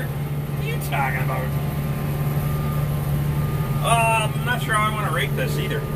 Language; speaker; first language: English; native; English